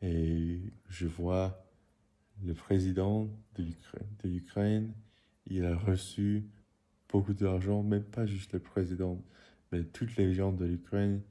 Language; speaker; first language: French; non-native, learner; English